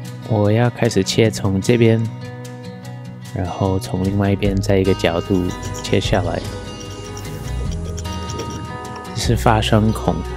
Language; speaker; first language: Chinese; non-native, fluent; English